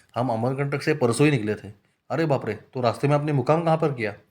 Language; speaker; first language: Hindi; non-native, local second language; Marathi